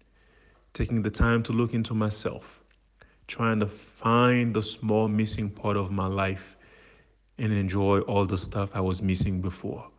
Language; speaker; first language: English; non-native, fluent; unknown